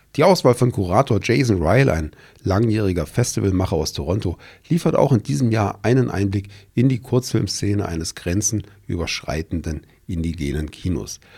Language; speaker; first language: German; native; German